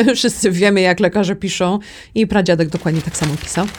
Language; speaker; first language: Polish; early bilingual, heritage; Polish